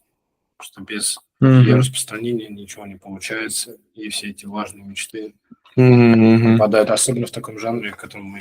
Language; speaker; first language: Russian; native; Russian